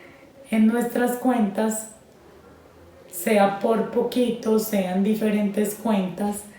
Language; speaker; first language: Spanish; native; Spanish